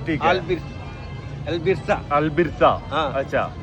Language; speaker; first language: Hindi; non-native, local second language; Malayalam